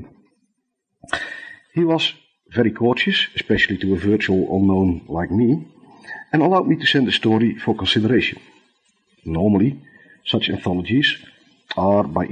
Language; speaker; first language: English; non-native, fluent; Dutch